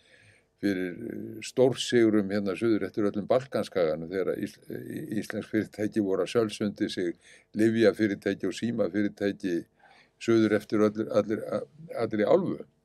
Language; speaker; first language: Icelandic; native; Icelandic